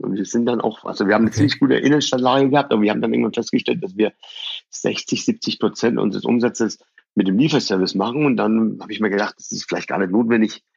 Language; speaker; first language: German; early bilingual, other home language; Persian